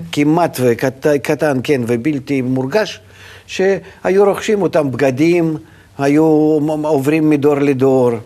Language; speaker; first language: Hebrew; non-native, fluent; Russian